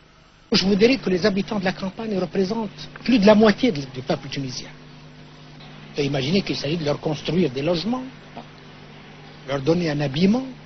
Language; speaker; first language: French; non-native, local second language; Arabic